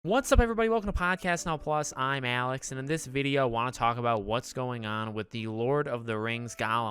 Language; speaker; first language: English; native; English